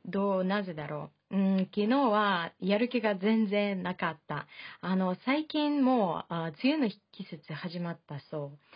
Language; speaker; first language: Japanese; non-native, fluent; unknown